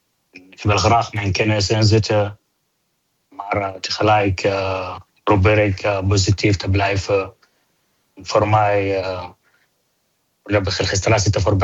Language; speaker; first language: Dutch; non-native, fluent; Arabic